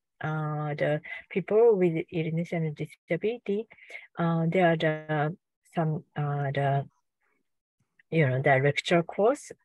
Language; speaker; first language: English; non-native, learner; Japanese